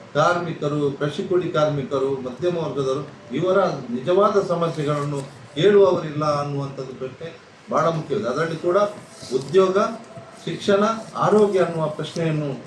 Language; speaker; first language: Kannada; non-native, local second language; Tulu